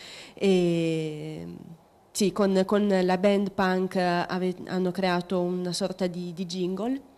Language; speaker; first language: Italian; native; Italian